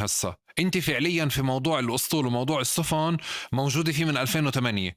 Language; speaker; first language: Arabic; native; Arabic